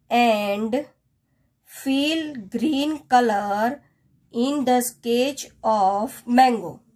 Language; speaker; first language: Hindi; non-native, local second language; Gujarati